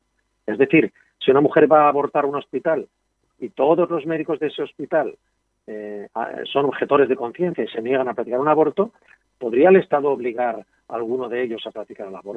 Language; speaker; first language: Spanish; native; Spanish